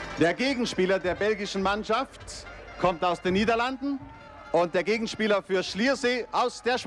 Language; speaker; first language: German; native; German